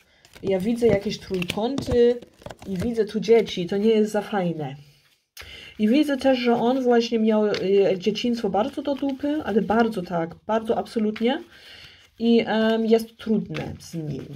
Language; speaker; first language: Polish; early bilingual, heritage; Polish